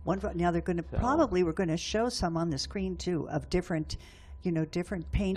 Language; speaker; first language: English; native; English